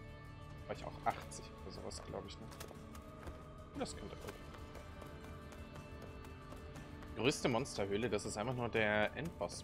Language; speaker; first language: German; native; German